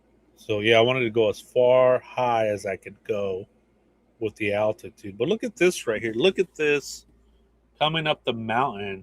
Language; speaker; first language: English; native; English